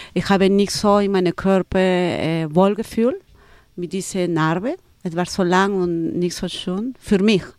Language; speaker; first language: German; non-native, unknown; Spanish